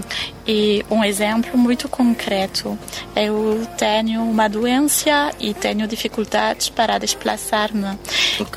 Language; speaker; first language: Portuguese; non-native, fluent; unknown